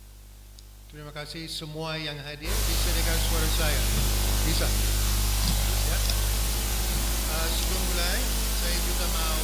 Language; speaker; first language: Indonesian; non-native, fluent; English